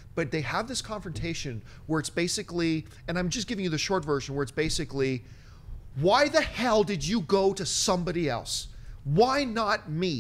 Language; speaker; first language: English; native; English